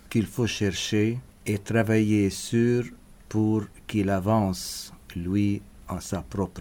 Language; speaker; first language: French; non-native, local second language; Arabic